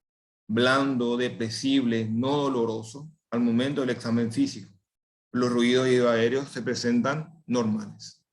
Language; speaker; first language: Spanish; native; Spanish